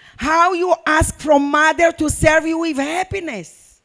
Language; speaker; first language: English; non-native, learner; Arabic